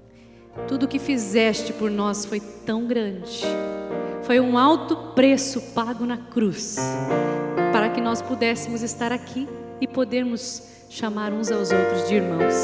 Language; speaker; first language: Portuguese; native; Portuguese